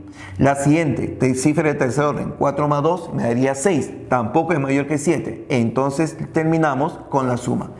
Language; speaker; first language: Spanish; native; Spanish